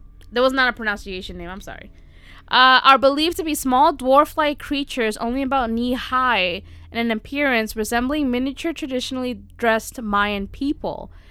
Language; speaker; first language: English; early bilingual, other home language; Spanish